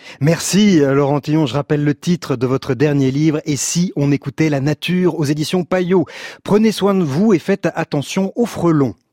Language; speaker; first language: French; native; French